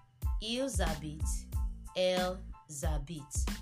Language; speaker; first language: French; non-native, fluent; English